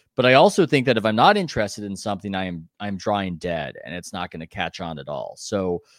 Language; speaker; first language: English; native; English